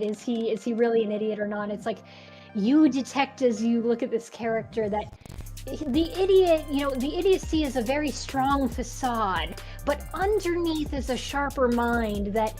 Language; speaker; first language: English; native; English